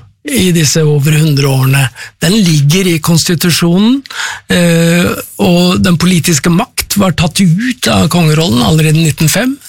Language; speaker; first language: Norwegian; native; Norwegian